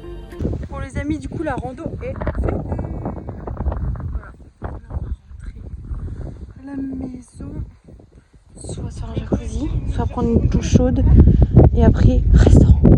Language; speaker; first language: French; native; French